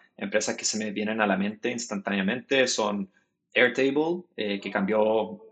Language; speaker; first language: Spanish; native; Spanish